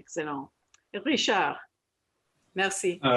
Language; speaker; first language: French; non-native, learner; English